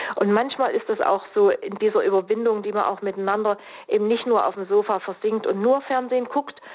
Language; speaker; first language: German; native; German